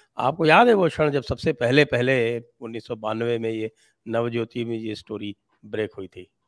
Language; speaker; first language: Hindi; native; Hindi